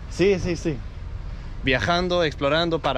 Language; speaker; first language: Spanish; non-native, fluent; Danish